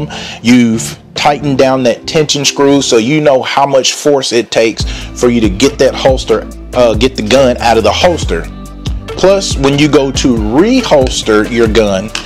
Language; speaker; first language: English; native; English